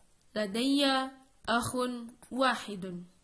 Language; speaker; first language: Arabic; non-native, fluent; Indonesian